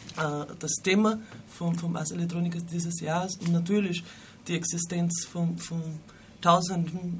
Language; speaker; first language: German; non-native, fluent; Portuguese